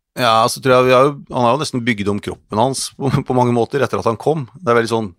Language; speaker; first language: Norwegian; native; Norwegian